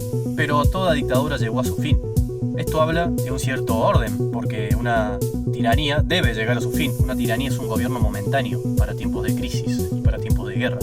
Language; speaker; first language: Spanish; native; Spanish